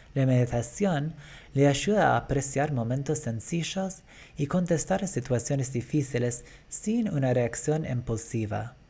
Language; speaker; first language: Spanish; non-native, fluent; English